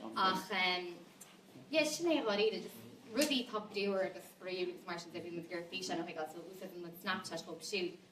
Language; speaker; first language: Irish; non-native, local second language; English